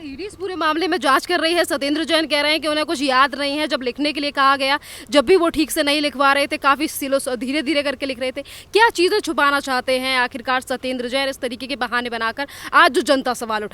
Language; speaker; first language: Hindi; native; Hindi